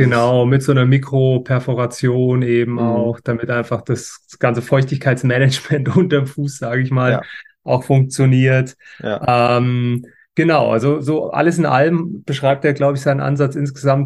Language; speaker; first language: German; native; German